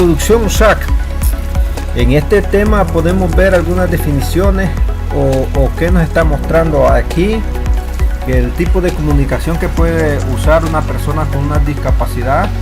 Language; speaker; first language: Spanish; native; Spanish